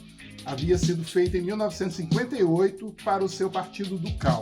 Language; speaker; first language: Portuguese; native; Portuguese